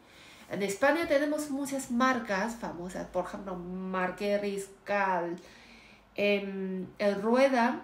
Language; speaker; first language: Spanish; non-native, fluent; Chinese